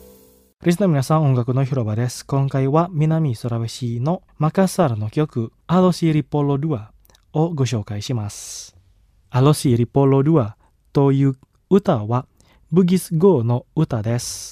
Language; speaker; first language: Japanese; non-native, fluent; Indonesian